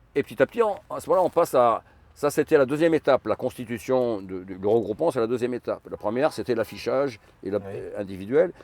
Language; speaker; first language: French; non-native, fluent; Arabic